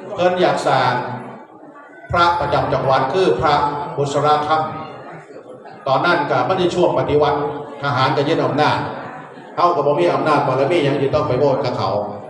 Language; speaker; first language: Thai; non-native, local second language; Northeastern Thai